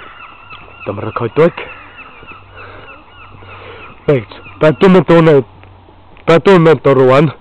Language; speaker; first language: Welsh; non-native, learner; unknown